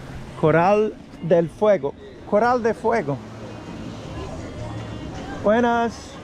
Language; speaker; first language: Spanish; non-native, learner; English